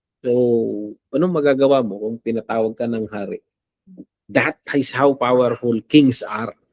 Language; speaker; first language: Filipino; non-native, local second language; Iloko